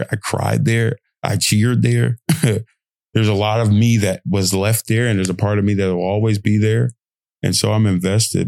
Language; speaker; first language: English; native; English